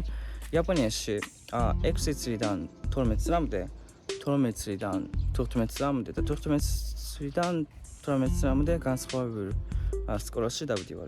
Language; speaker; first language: Georgian; non-native, learner; Japanese